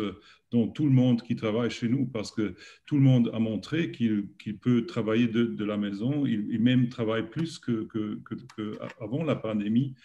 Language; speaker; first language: French; non-native, learner; German